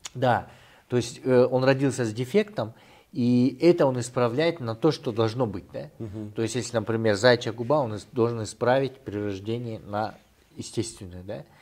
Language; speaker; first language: Russian; non-native, local second language; Kyrgyz